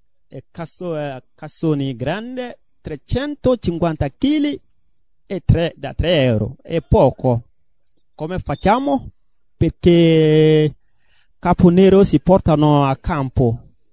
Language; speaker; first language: Italian; non-native, learner; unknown